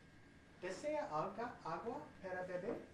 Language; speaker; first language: Spanish; non-native, learner; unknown